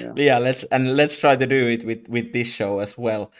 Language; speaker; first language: English; non-native, fluent; Finnish